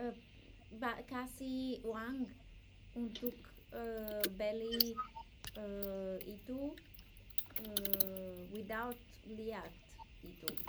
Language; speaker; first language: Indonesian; non-native, learner; English